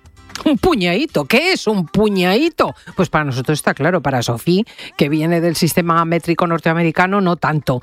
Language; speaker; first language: Spanish; native; Spanish